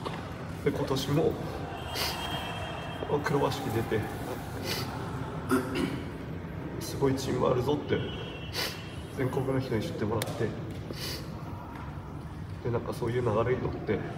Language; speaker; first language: Japanese; native; Japanese